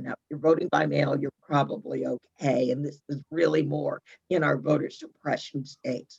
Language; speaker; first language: English; native; English